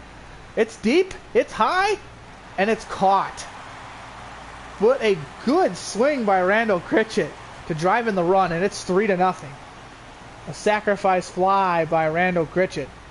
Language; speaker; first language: English; native; English